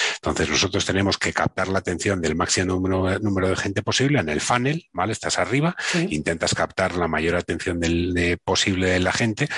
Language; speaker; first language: Spanish; native; Spanish